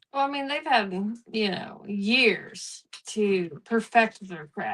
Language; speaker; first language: English; native; English